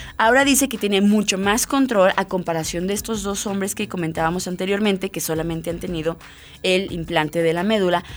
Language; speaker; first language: Spanish; native; Spanish